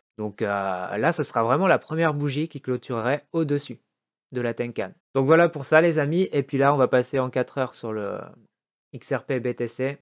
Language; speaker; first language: French; native; French